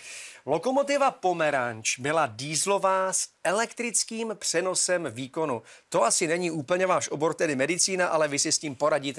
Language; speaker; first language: Czech; native; Czech